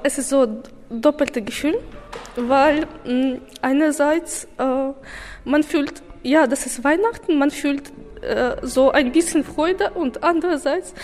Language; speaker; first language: German; non-native, learner; Ukrainian